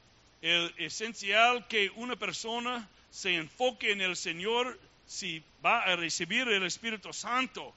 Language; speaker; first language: Spanish; non-native, learner; English